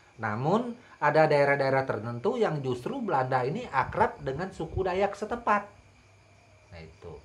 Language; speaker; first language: Indonesian; non-native, local second language; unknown